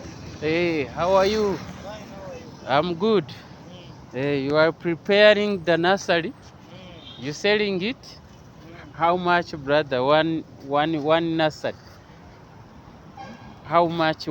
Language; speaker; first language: English; non-native, learner; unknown